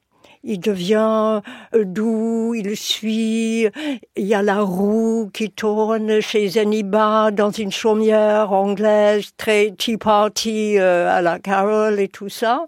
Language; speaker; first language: French; non-native, fluent; English